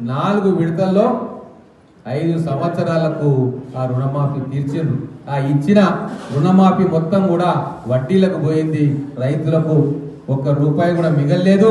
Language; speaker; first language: Telugu; native; Telugu